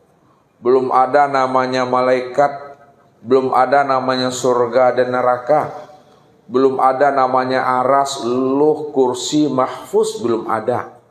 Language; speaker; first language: Indonesian; native; Indonesian